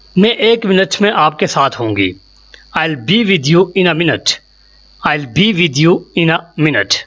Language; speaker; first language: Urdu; native; Urdu